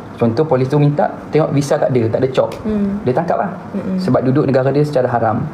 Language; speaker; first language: Malay; native; Malay